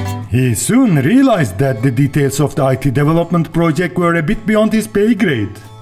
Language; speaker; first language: English; non-native, fluent; Turkish